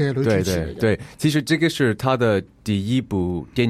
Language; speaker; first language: Chinese; early bilingual, heritage; English